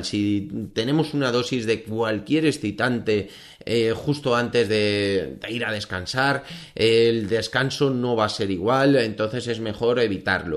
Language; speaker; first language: Spanish; native; Spanish